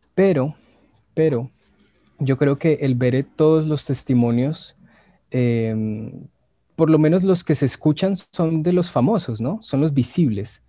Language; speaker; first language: Spanish; native; Spanish